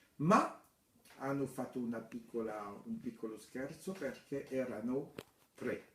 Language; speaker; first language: Italian; non-native, fluent; French